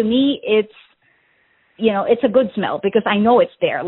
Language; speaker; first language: English; non-native, local second language; Filipino